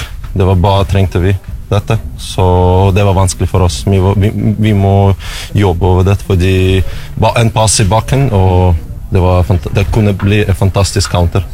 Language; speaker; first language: Norwegian; non-native, learner; Russian